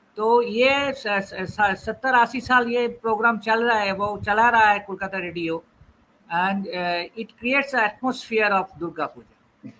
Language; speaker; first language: Hindi; non-native, local second language; Bangla